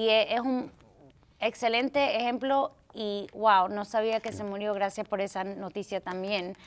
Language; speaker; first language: Spanish; early bilingual, heritage; Spanish